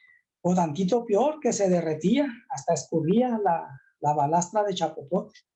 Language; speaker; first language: Spanish; native; Spanish